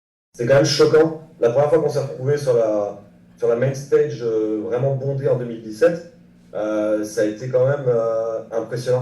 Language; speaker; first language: French; native; French